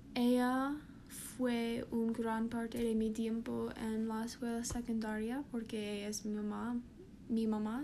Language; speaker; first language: Spanish; non-native, learner; English